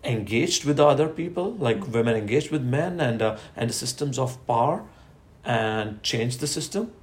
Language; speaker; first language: English; non-native, local second language; Gujarati